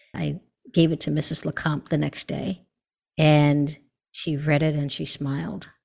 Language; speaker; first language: English; native; English